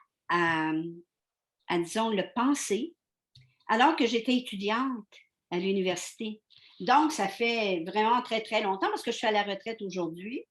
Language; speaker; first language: French; native; French